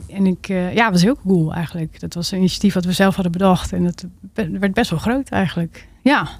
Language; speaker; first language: Dutch; native; Dutch